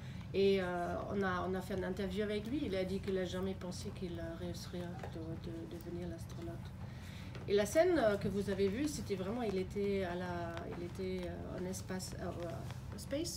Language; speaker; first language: French; non-native, fluent; German